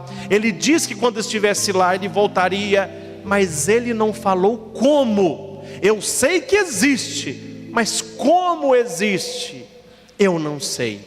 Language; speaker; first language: Portuguese; native; Portuguese